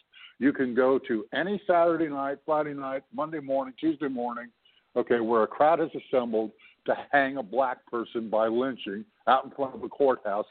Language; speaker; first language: English; native; English